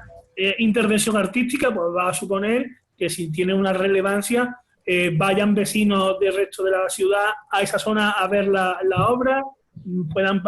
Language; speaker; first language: Spanish; native; Spanish